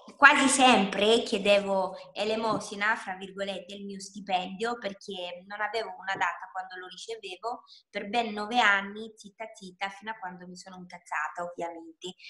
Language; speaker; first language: Italian; non-native, fluent; Romanian